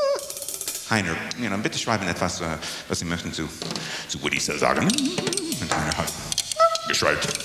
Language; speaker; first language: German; non-native, learner; English